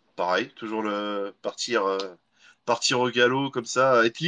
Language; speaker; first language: French; native; French